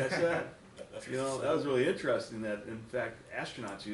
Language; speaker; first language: English; native; English